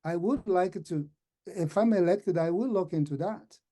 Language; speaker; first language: English; non-native, fluent; Portuguese